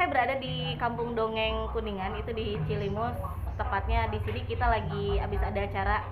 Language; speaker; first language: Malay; non-native, local second language; Sundanese